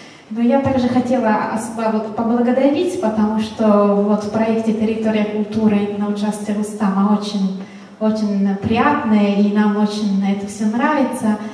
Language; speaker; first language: Russian; non-native, fluent; Italian